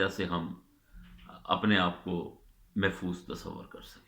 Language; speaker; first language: Urdu; native; Urdu